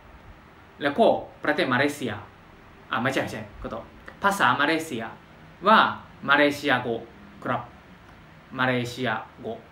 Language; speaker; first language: Thai; non-native, fluent; Japanese